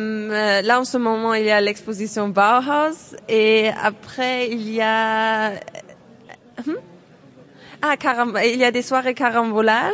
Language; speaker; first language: French; non-native, fluent; German